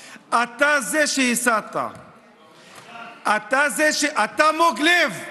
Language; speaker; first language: Hebrew; non-native, local second language; Arabic